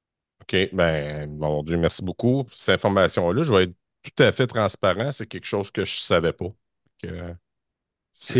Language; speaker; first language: French; native; French